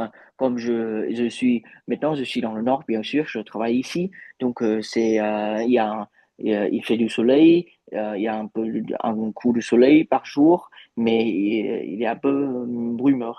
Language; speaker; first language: French; non-native, fluent; Vietnamese